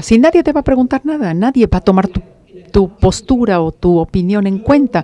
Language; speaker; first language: Spanish; native; Spanish